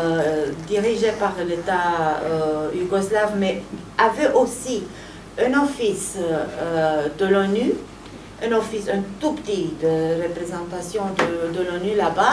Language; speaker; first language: French; non-native, fluent; Romanian